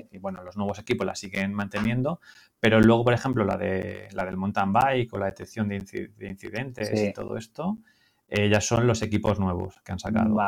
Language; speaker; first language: Spanish; native; Spanish